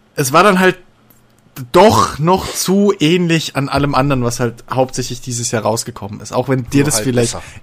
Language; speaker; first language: German; native; German